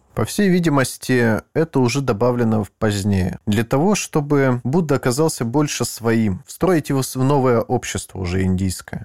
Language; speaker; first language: Russian; native; Russian